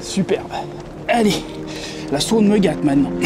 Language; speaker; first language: French; native; French